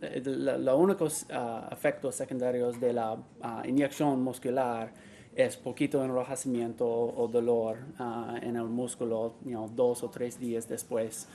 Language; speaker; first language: Spanish; non-native, learner; English